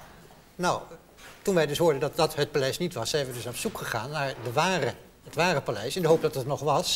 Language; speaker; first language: Dutch; native; Dutch